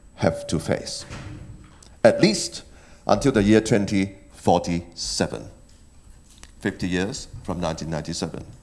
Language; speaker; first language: English; non-native, local second language; Cantonese